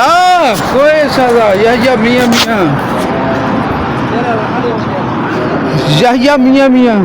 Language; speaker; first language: Arabic; non-native, learner; Urdu